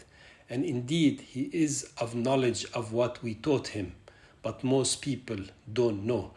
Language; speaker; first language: English; non-native, fluent; Arabic